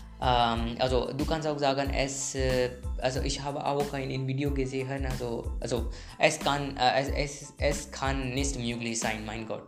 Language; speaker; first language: German; non-native, learner; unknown